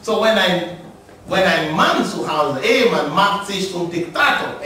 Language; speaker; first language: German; non-native, learner; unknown